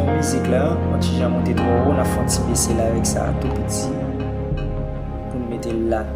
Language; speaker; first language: French; non-native, learner; Haitian Creole